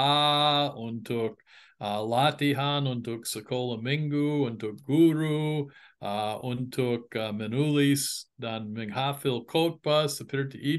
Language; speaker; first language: Indonesian; non-native, fluent; English